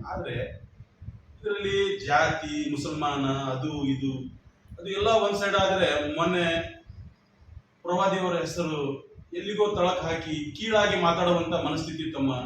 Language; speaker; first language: Kannada; non-native, local second language; Urdu